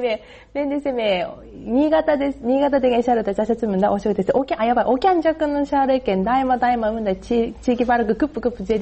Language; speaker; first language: Kyrgyz; non-native, learner; Japanese